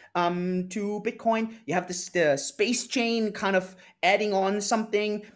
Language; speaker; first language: English; non-native, fluent; German